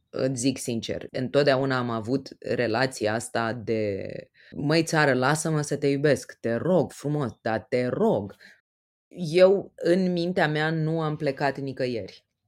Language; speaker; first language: Romanian; native; Romanian